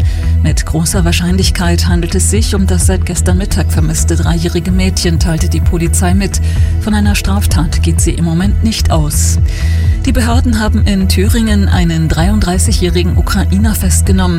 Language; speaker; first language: German; native; German